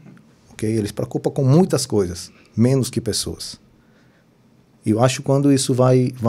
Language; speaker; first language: Portuguese; non-native, fluent; Hebrew